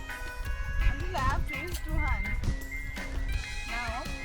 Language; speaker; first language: English; non-native, local second language; Swahili